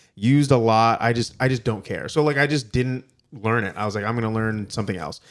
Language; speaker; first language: English; native; English